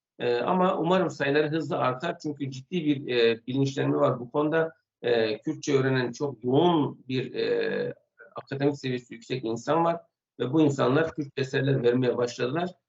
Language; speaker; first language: Turkish; non-native, local second language; Kurdish